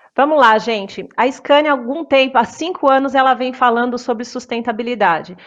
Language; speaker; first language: Portuguese; native; Portuguese